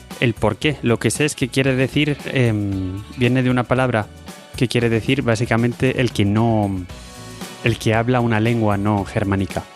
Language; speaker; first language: Spanish; native; Spanish